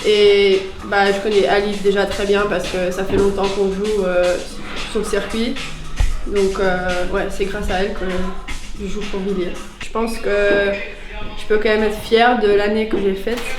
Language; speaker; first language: French; early bilingual, heritage; Dutch